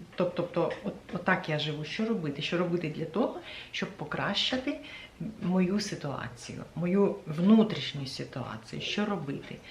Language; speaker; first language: Ukrainian; native; Ukrainian